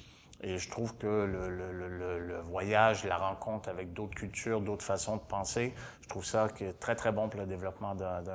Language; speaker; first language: French; native; French